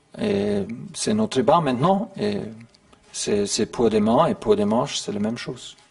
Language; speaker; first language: French; non-native, learner; German